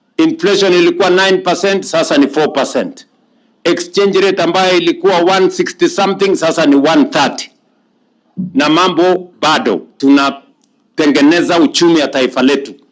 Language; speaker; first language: Swahili; native; Swahili